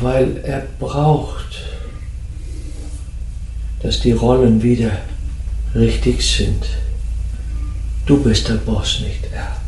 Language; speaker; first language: German; non-native, fluent; Dutch